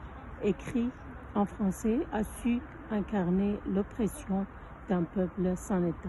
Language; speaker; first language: French; non-native, fluent; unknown